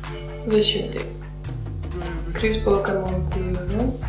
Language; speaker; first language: Turkish; non-native, fluent; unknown